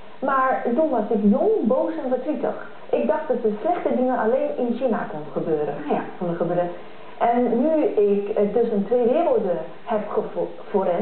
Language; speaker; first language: Dutch; non-native, fluent; Chinese